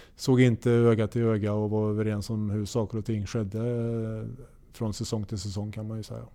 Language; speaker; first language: Swedish; native; Swedish